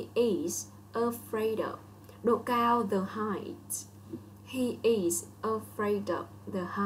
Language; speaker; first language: English; non-native, local second language; Vietnamese